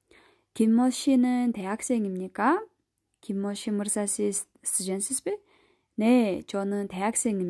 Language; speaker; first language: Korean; non-native, fluent; Kyrgyz